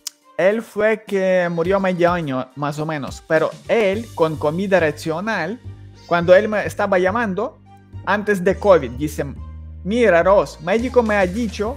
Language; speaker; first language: Spanish; non-native, learner; Ukrainian